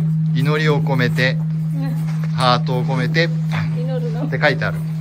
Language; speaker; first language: Japanese; native; Japanese